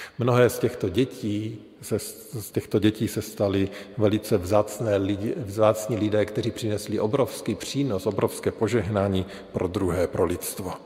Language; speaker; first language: Czech; native; Czech